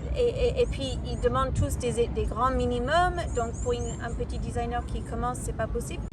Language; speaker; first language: French; non-native, fluent; English